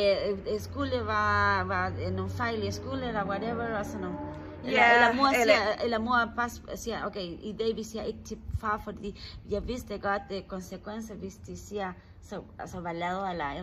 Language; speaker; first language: Danish; non-native, learner; Spanish